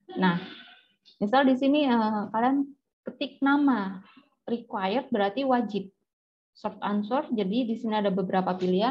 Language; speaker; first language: Indonesian; native; Indonesian